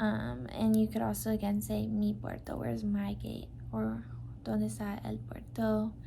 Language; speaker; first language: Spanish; non-native, learner; English